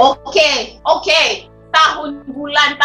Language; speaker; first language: Indonesian; non-native, fluent; Shona